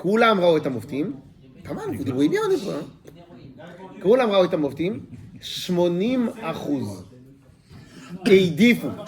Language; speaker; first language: Hebrew; non-native, fluent; French